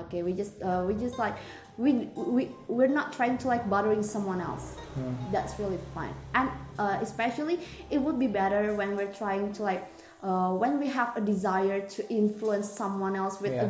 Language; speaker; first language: English; non-native, learner; Indonesian